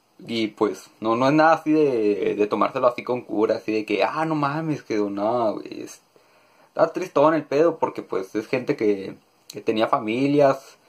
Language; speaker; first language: Spanish; native; Spanish